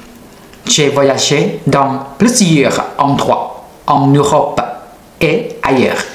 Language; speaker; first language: French; non-native, learner; Thai